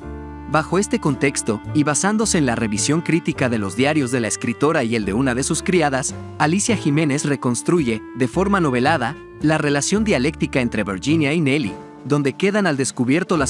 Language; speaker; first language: Spanish; native; Spanish